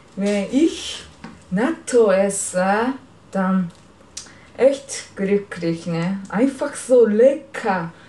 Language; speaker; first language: German; non-native, learner; Japanese